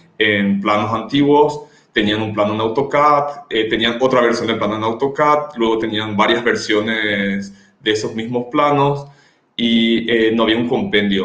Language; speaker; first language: Spanish; native; Spanish